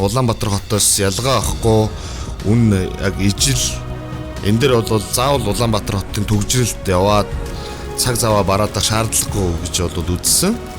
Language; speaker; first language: Mongolian; native; Mongolian